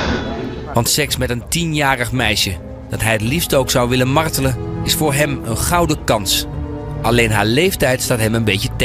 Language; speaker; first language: Dutch; native; Dutch